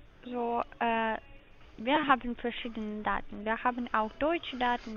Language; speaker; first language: German; non-native, learner; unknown